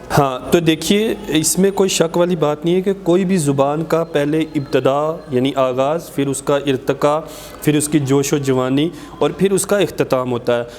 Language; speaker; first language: Urdu; non-native, local second language; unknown